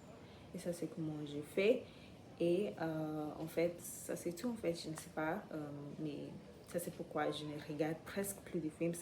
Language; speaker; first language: French; non-native, learner; English